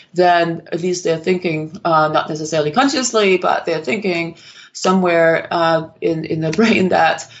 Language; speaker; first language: English; non-native, fluent; Danish